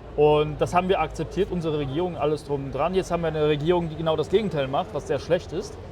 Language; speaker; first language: German; early bilingual, other home language; Polish